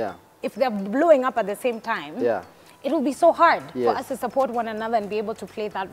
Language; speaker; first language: English; non-native, local second language; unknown